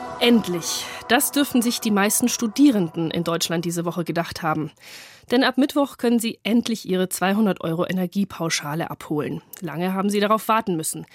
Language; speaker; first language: German; native; German